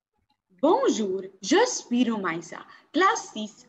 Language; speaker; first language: French; non-native, learner; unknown